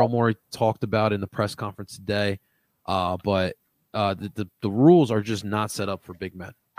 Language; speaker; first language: English; early bilingual, other home language; Spanish